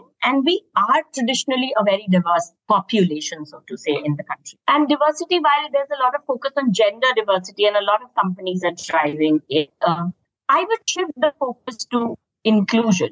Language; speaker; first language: English; non-native, local second language; Hindi